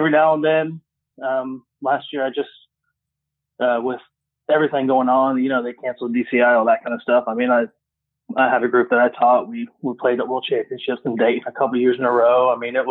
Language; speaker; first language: English; native; English